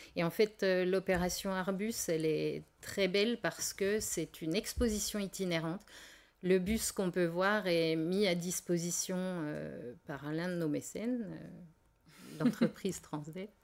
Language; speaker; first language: French; native; French